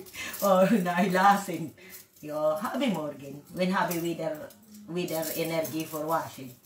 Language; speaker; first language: German; non-native, learner; Waray